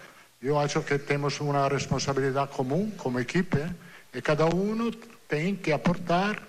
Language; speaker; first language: Portuguese; non-native, learner; Italian